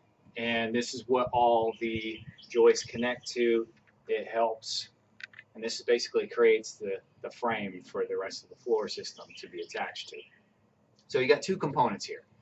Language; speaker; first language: English; native; English